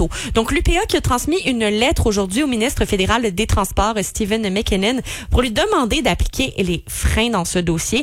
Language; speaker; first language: French; native; French